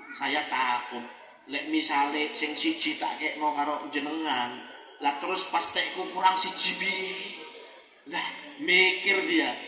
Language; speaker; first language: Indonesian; non-native, local second language; Javanese